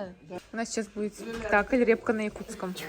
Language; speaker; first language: Russian; native; Russian